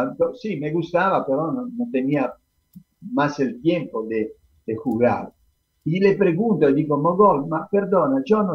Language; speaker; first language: Spanish; non-native, fluent; Italian